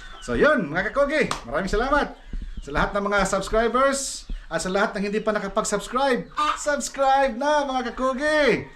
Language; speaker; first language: Filipino; non-native, local second language; Cebuano